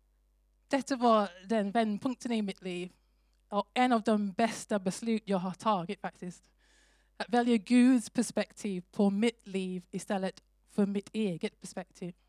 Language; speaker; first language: Swedish; non-native, fluent; English